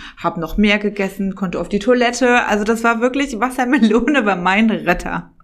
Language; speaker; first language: German; native; German